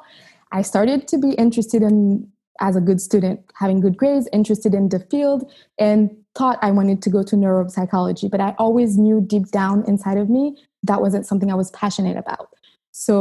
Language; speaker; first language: English; non-native, fluent; Haitian Creole